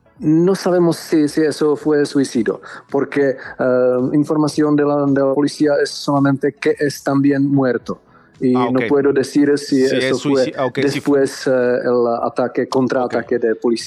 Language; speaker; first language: Spanish; non-native, learner; Czech